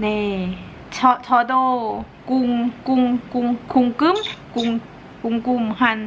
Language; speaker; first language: Korean; non-native, learner; Thai